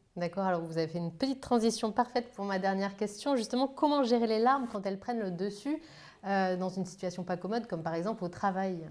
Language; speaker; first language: French; native; French